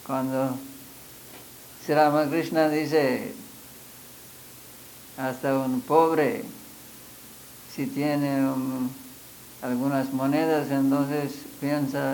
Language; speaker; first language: Spanish; non-native, fluent; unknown